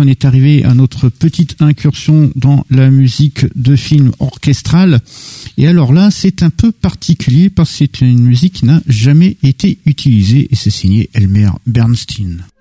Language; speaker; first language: French; native; French